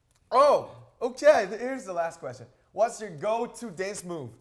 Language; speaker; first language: English; non-native, fluent; Korean